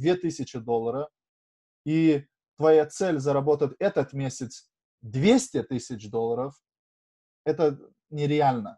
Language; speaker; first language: Russian; non-native, fluent; Lithuanian